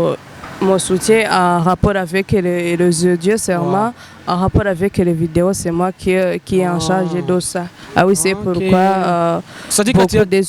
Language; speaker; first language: French; non-native, local second language; Rundi